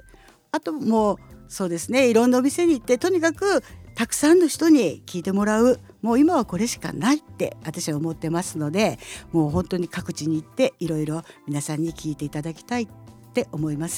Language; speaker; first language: Japanese; native; Japanese